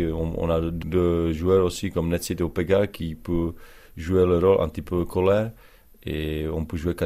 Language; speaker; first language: French; non-native, learner; Czech